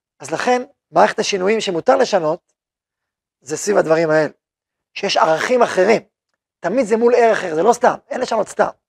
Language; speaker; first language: Hebrew; native; Hebrew